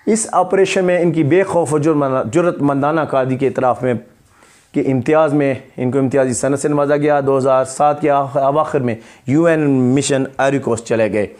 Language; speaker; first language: Urdu; non-native, local second language; Punjabi